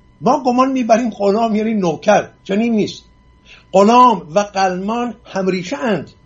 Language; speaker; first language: Persian; non-native, local second language; Assyrian Neo-Aramaic